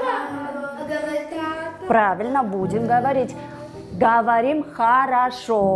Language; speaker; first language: Russian; non-native, local second language; Kyrgyz